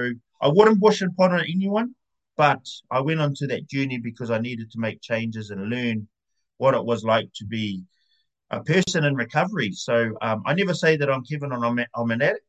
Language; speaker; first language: English; native; English